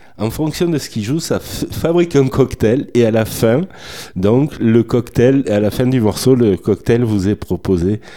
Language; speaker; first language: French; native; French